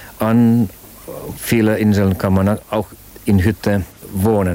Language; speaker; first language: German; non-native, learner; Finnish